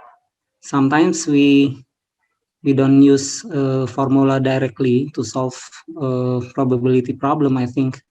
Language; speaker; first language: English; non-native, learner; Indonesian